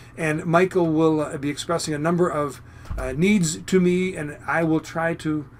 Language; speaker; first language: English; native; English